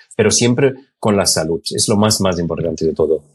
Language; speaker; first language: Spanish; non-native, fluent; German